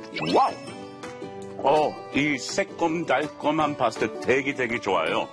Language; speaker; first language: Korean; non-native, learner; English